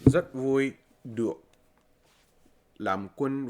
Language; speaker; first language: Vietnamese; non-native, learner; English